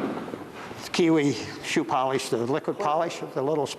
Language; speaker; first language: English; native; English